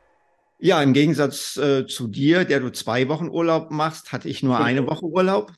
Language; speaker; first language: German; native; German